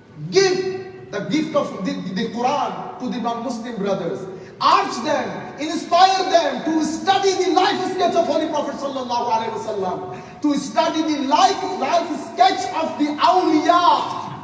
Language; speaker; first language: English; non-native, local second language; Bangla